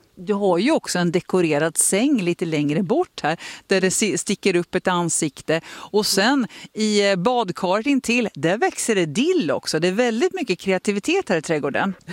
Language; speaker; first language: Swedish; native; Swedish